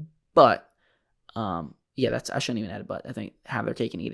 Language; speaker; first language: English; native; English